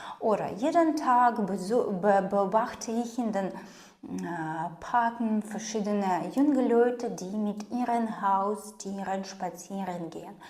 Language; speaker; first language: German; non-native, fluent; Ukrainian